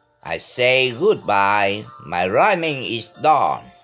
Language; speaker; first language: English; non-native, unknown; Vietnamese